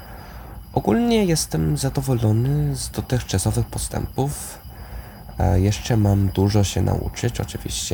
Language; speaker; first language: Polish; non-native, fluent; English